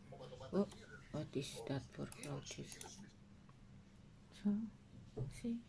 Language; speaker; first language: Dutch; non-native, learner; Indonesian